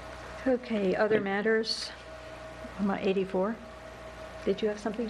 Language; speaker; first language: English; native; English